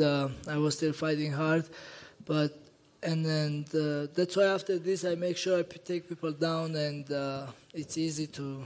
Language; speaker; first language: English; non-native, learner; Georgian